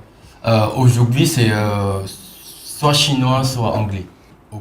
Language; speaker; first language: French; non-native, fluent; Khmer